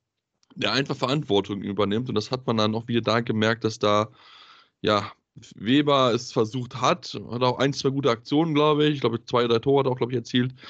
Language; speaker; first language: German; native; German